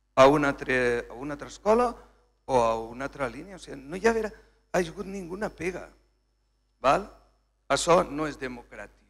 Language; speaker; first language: Spanish; non-native, local second language; Catalan